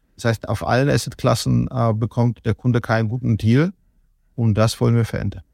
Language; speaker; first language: German; non-native, fluent; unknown